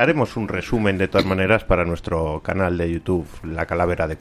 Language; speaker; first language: Spanish; native; Spanish